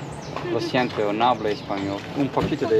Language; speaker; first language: Spanish; non-native, learner; Turkish